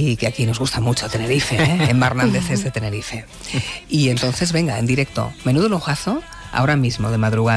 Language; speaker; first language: Spanish; native; Spanish